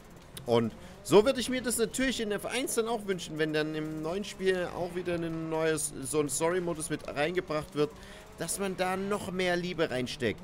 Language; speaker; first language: German; native; German